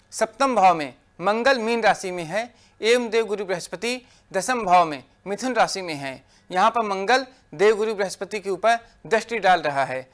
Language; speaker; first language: Hindi; native; Hindi